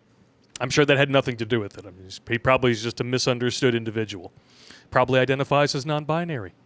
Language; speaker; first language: English; native; English